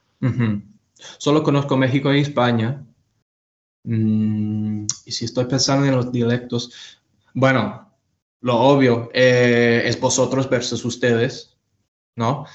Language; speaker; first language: Spanish; non-native, fluent; English